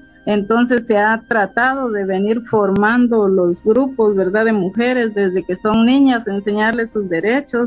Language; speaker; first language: Spanish; native; Spanish